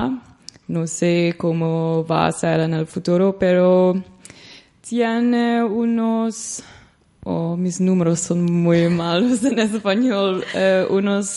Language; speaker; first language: Spanish; non-native, learner; Dutch